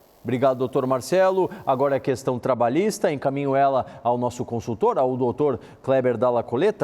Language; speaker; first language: Portuguese; native; Portuguese